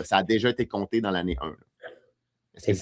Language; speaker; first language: French; native; French